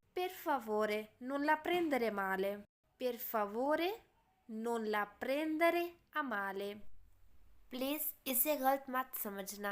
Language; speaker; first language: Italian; non-native, fluent; Urdu